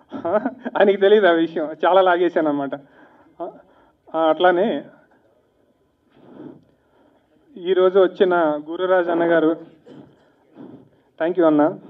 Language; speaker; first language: Telugu; native; Telugu